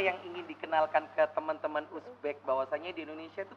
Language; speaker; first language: Indonesian; native; Indonesian